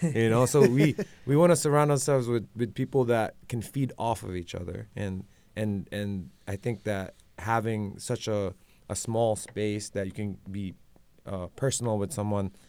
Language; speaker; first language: English; non-native, local second language; Filipino